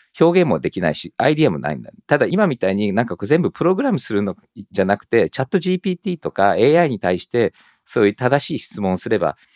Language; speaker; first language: Japanese; early bilingual, heritage; Japanese